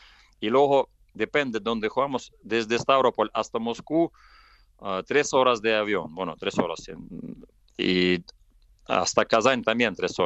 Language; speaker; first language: Spanish; non-native, fluent; Russian